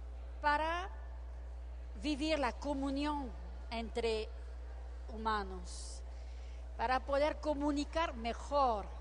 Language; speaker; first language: Spanish; non-native, fluent; French